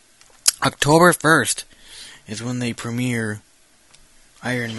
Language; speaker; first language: English; native; English